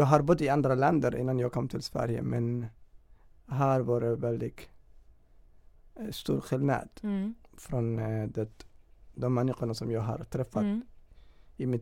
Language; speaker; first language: Swedish; non-native, fluent; Somali